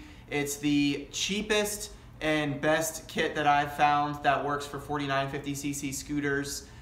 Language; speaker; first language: English; native; English